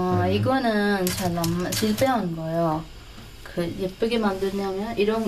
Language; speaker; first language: Korean; non-native, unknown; Sinhala